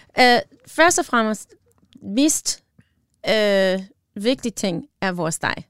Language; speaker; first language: Danish; non-native, learner; English